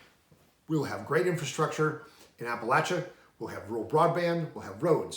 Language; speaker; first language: English; native; English